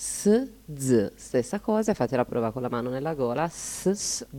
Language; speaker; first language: Italian; native; Italian